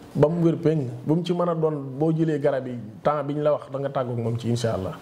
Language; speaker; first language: Wolof; native; Wolof